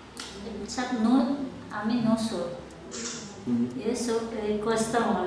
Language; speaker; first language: Catalan; non-native, learner; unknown